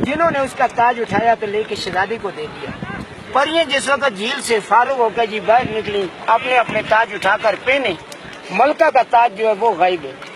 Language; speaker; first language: Hindi; non-native, local second language; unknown